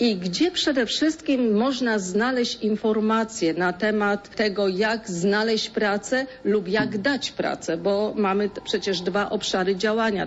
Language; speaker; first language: Polish; native; Polish